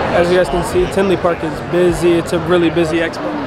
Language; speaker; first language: English; native; English